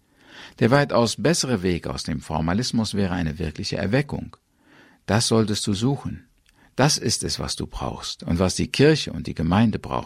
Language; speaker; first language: German; native; German